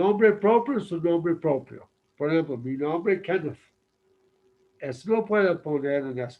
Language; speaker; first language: Spanish; non-native, learner; English